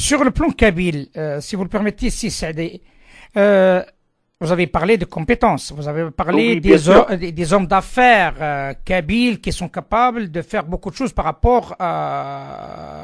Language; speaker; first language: French; non-native, local second language; Arabic